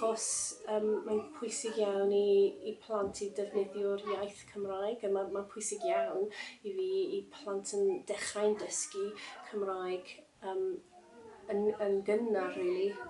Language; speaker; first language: Welsh; non-native, learner; English